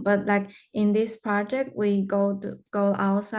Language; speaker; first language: English; non-native, fluent; Chinese